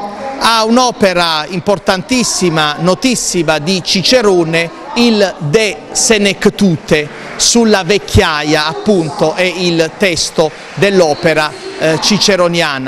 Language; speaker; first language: Italian; native; Italian